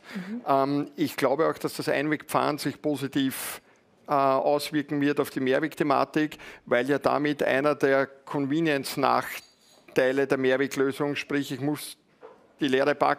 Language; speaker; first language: German; native; German